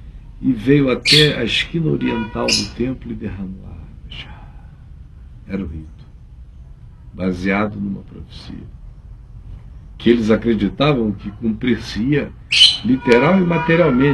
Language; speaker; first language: Portuguese; native; Portuguese